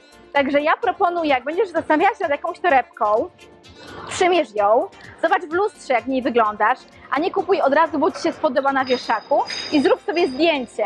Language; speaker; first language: Polish; native; Polish